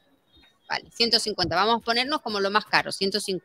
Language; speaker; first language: Spanish; native; Spanish